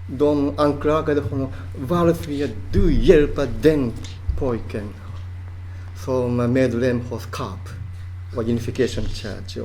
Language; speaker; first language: Swedish; non-native, fluent; Japanese